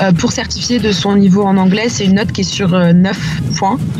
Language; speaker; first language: French; native; French